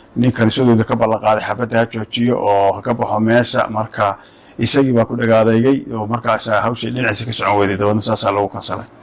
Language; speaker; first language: Somali; native; Somali